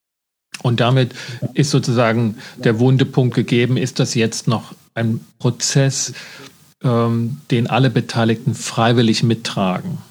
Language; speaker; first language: German; native; German